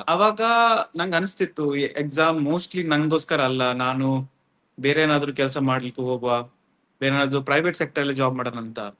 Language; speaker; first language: Kannada; non-native, local second language; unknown